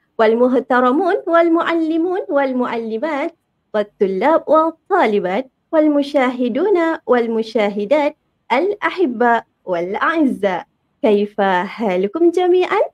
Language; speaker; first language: Arabic; non-native, local second language; Malay